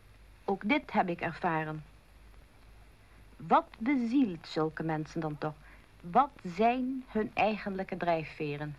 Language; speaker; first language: Dutch; native; Dutch